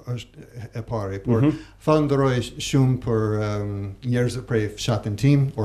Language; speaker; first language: Albanian; non-native, learner; English